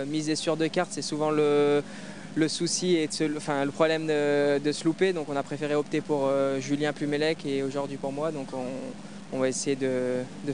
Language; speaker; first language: French; native; French